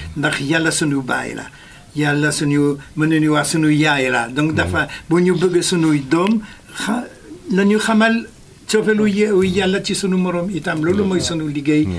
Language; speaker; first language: Wolof; non-native, fluent; French